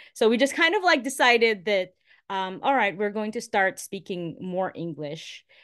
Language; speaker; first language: English; non-native, local second language; Filipino